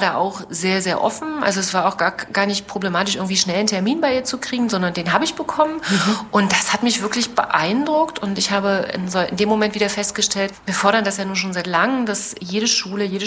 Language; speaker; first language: German; native; German